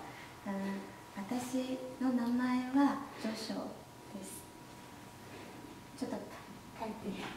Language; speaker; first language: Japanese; non-native, fluent; Chinese